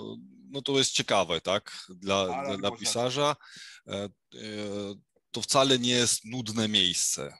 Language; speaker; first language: Polish; non-native, fluent; Georgian